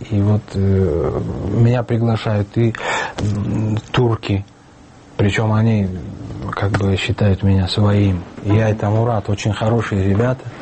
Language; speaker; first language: Russian; non-native, local second language; Tajik